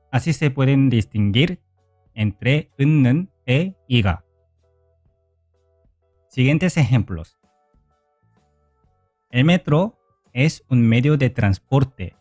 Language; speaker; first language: Spanish; non-native, fluent; Korean